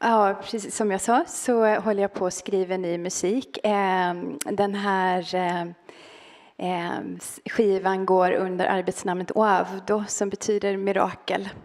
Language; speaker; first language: Swedish; native; Swedish